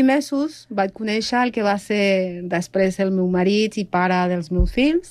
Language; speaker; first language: Catalan; non-native, fluent; Spanish